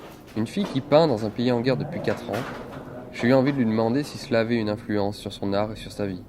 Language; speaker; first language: French; native; French